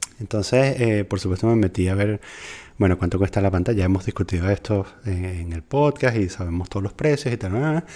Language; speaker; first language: Spanish; native; Spanish